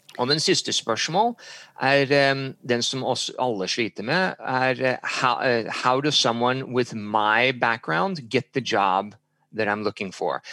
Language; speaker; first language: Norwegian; early bilingual, heritage; English